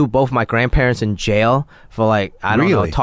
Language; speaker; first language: English; non-native, local second language; Cantonese